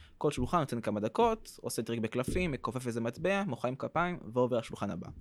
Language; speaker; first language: Hebrew; early bilingual, other home language; French